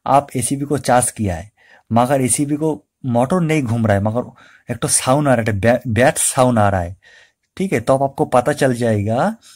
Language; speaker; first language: Hindi; non-native, local second language; Bangla